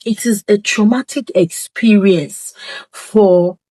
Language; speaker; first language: English; non-native, local second language; Yoruba